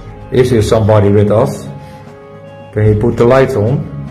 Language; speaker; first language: English; non-native, learner; Dutch